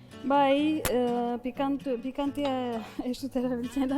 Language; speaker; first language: Basque; non-native, learner; Turkish